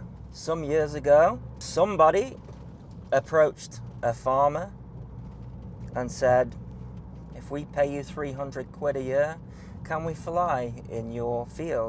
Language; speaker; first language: English; native; English